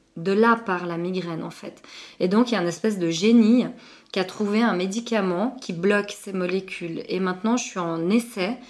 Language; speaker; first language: French; early bilingual, other home language; Arabic